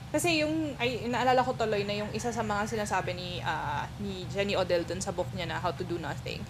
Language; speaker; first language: Filipino; native; Filipino